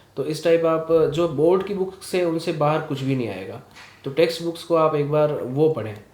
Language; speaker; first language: Hindi; native; Hindi